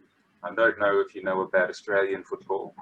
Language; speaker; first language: English; non-native, fluent; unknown